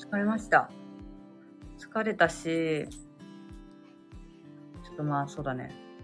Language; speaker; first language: Japanese; native; Japanese